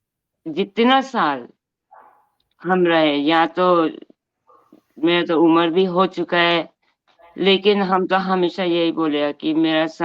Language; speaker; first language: Hindi; non-native, local second language; Bangla